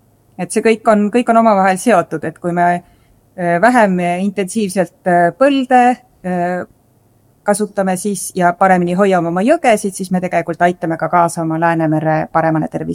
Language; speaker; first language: Estonian; native; Estonian